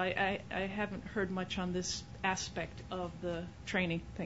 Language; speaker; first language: English; native; English